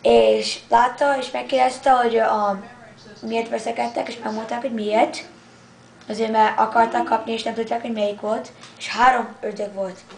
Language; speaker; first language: Hungarian; early bilingual, heritage; English